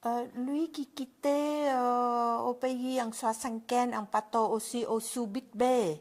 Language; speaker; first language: French; non-native, learner; Vietnamese